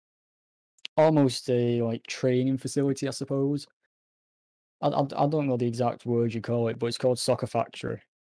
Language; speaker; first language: English; native; English